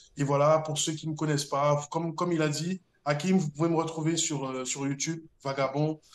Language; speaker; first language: French; native; French